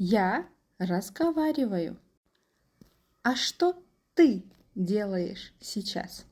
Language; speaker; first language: Russian; non-native, fluent; Azerbaijani